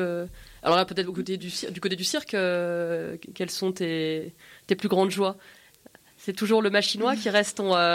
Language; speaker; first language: French; native; French